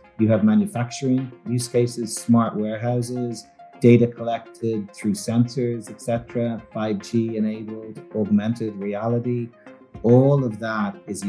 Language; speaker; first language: English; native; English